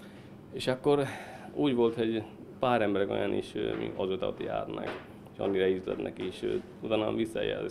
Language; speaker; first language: Hungarian; non-native, learner; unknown